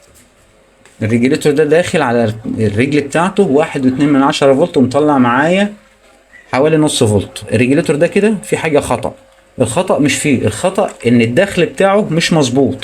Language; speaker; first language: Arabic; native; Arabic